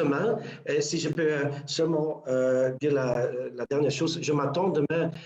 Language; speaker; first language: French; non-native, local second language; Dutch